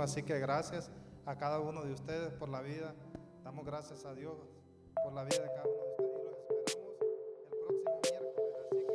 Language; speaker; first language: Spanish; native; Spanish